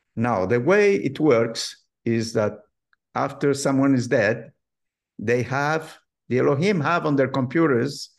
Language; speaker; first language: English; non-native, fluent; Arabic